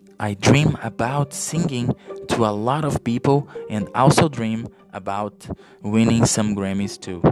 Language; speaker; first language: English; non-native, fluent; Portuguese